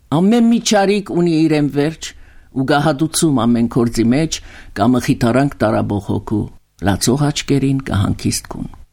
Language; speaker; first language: Armenian; early bilingual, heritage; Armenian